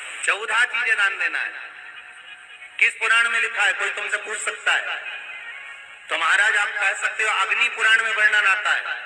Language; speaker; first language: Hindi; native; Hindi